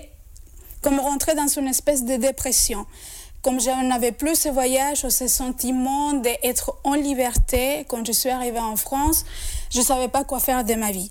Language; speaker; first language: French; non-native, fluent; Spanish